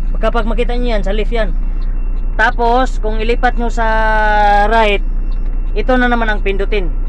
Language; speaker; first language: Filipino; non-native, local second language; Cebuano